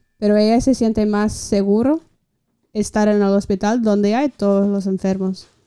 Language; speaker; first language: Spanish; non-native, fluent; English